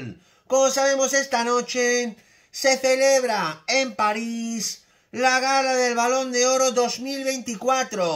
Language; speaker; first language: Spanish; native; Spanish